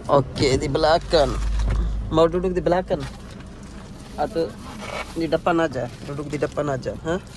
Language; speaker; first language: Indonesian; non-native, learner; Urdu